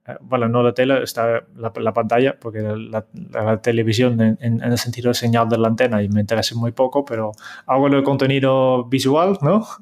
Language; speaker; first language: Spanish; non-native, fluent; Dutch